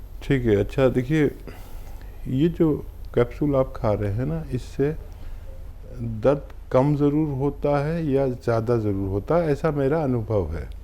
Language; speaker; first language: Hindi; native; Hindi